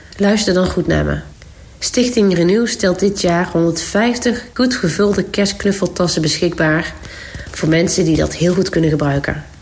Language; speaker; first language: Dutch; native; Dutch